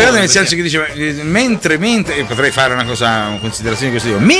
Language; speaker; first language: Italian; native; Italian